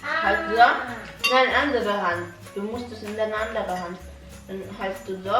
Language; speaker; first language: German; early bilingual, other home language; Filipino